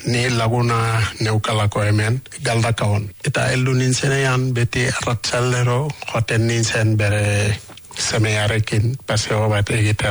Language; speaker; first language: Basque; non-native, learner; Wolof